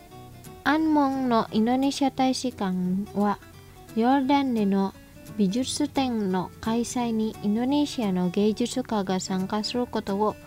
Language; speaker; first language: Japanese; non-native, fluent; Indonesian